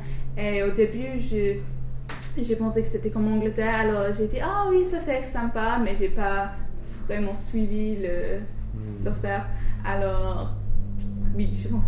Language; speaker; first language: French; non-native, learner; English